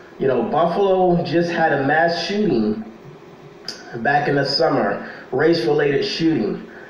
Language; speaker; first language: English; native; English